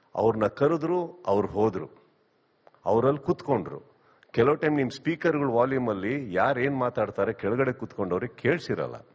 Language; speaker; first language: Kannada; native; Kannada